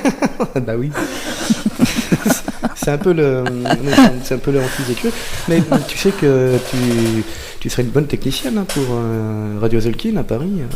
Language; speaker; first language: French; native; French